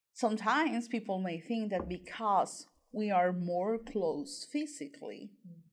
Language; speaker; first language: English; non-native, fluent; Spanish